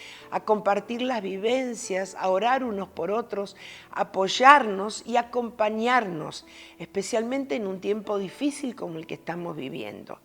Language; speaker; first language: Spanish; native; Spanish